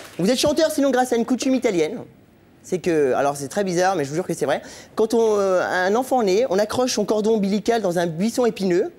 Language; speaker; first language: French; native; French